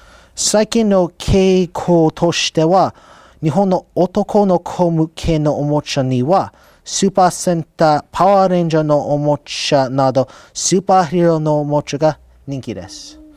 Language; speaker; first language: Japanese; non-native, learner; English